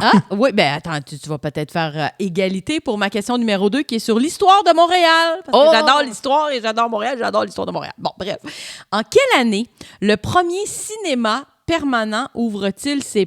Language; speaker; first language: French; native; French